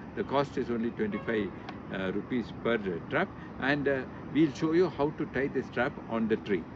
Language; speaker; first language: English; non-native, local second language; Kannada